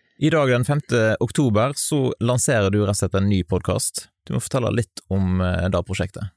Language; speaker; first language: Norwegian; native; Norwegian